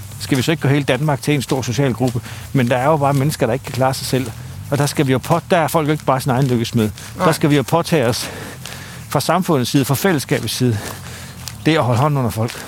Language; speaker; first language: Danish; native; Danish